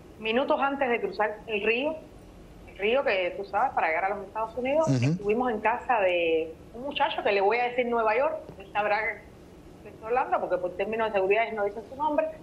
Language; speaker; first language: Spanish; native; Spanish